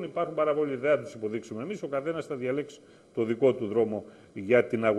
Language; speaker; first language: Greek; native; Greek